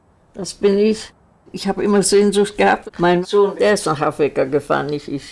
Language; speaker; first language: German; native; German